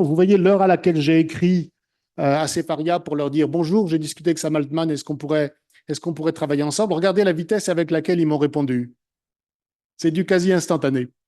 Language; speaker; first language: French; native; French